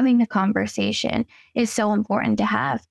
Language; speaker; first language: English; native; English